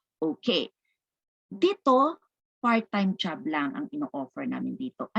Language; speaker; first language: Filipino; non-native, local second language; Cebuano